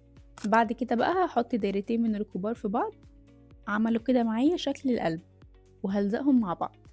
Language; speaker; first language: Arabic; native; Arabic